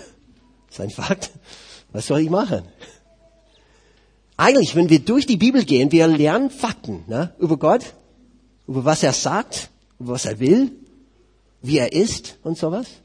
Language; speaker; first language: German; non-native, fluent; English